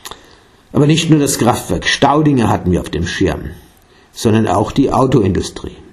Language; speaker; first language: German; native; German